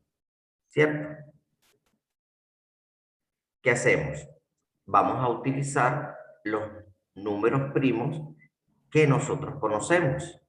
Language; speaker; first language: Spanish; native; Spanish